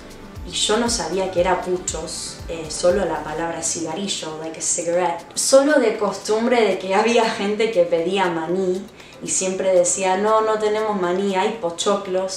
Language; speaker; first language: Spanish; non-native, fluent; English